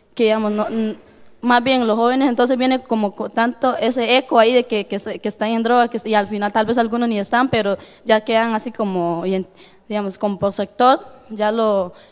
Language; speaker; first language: Spanish; non-native, local second language; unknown